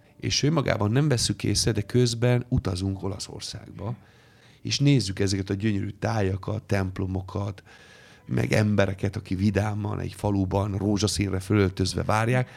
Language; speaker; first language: Hungarian; non-native, fluent; Italian